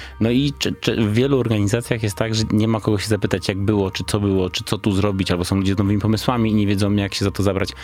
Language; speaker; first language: Polish; native; Polish